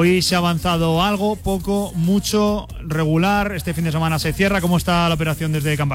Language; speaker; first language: Spanish; native; Spanish